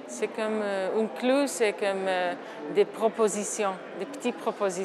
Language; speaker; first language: French; non-native, fluent; Hebrew